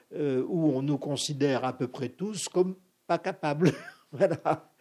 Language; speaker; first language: French; native; French